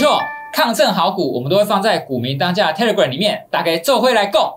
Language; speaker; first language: Chinese; native; Chinese